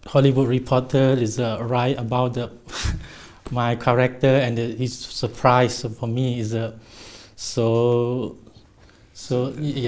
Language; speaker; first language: English; non-native, learner; Thai